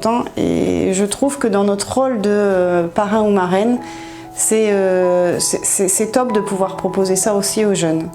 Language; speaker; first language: French; native; French